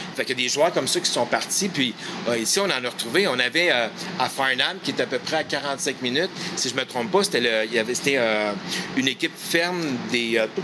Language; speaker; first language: French; native; French